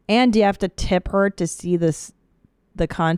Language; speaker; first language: English; native; English